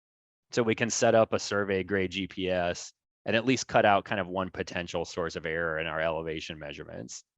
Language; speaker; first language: English; native; English